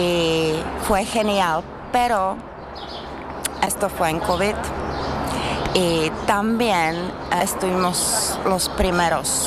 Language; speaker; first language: Spanish; non-native, fluent; Czech